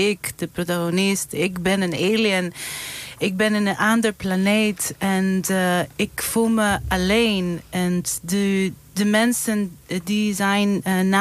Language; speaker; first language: Dutch; non-native, fluent; Greek